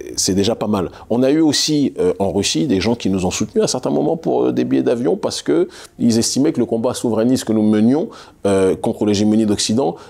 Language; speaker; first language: French; native; French